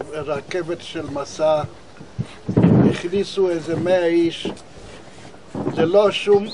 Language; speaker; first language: Hebrew; non-native, fluent; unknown